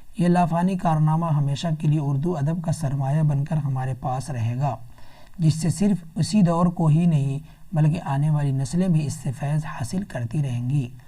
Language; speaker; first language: Urdu; native; Urdu